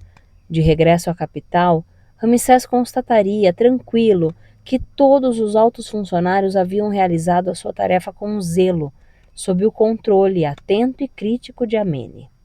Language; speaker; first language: Portuguese; native; Portuguese